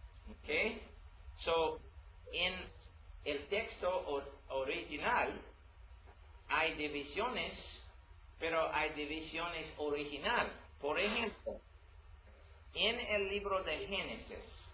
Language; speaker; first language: Spanish; non-native, learner; English